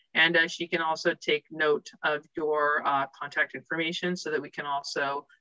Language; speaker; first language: English; native; English